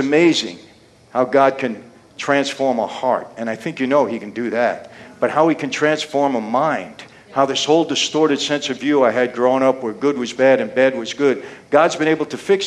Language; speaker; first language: English; native; English